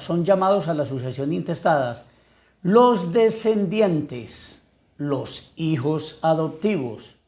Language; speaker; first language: Spanish; native; Spanish